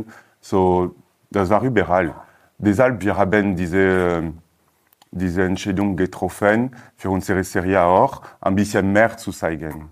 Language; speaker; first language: German; non-native, learner; French